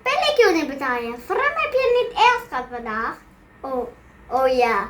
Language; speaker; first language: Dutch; early bilingual, other home language; Urdu